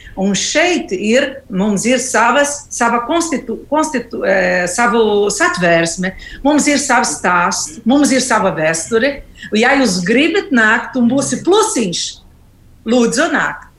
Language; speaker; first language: Latvian; non-native, learner; Portuguese